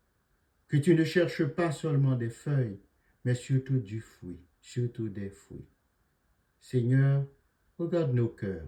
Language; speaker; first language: French; native; French